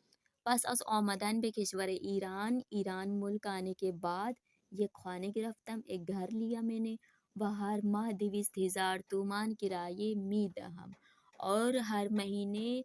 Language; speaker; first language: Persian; non-native, fluent; Urdu